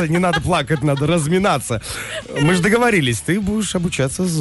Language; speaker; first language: Russian; native; Russian